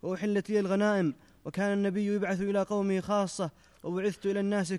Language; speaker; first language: Arabic; native; Arabic